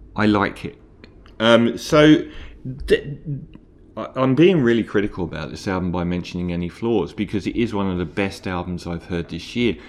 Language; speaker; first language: English; native; English